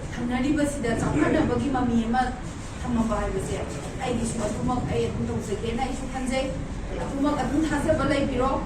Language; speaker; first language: Manipuri; native; Manipuri